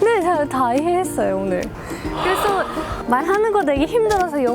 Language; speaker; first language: Korean; non-native, learner; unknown